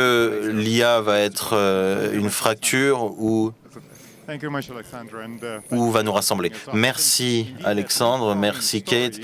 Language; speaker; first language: French; native; French